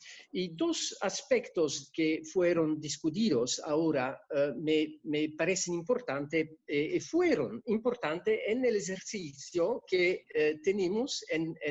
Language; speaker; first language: Spanish; non-native, fluent; French